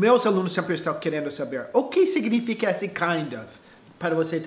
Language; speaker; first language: Portuguese; non-native, fluent; English